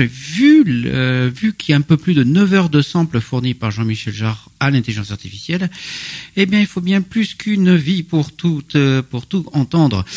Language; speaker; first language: French; native; French